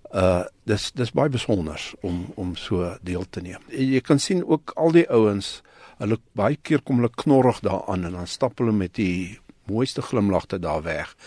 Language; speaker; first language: Afrikaans; native; Afrikaans